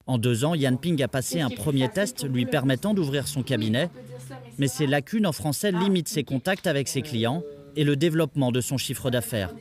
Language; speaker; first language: French; native; French